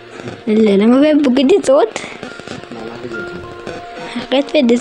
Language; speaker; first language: French; non-native, local second language; Morisyen